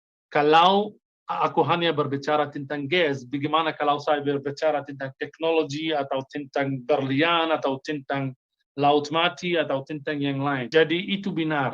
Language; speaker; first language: Indonesian; non-native, fluent; Hebrew